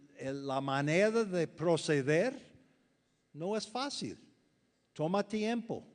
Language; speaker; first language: Spanish; non-native, fluent; English